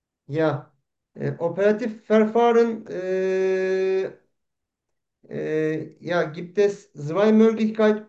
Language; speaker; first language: German; non-native, learner; Turkish